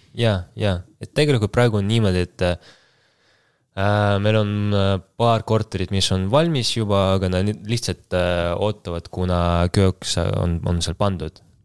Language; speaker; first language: Estonian; non-native, local second language; Russian